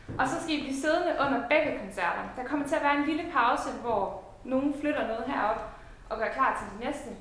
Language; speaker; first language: Danish; native; Danish